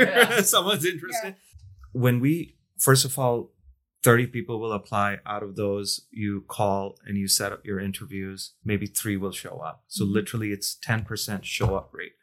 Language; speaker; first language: English; non-native, local second language; Urdu